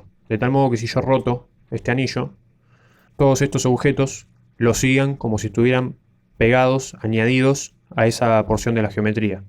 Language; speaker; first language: Spanish; native; Spanish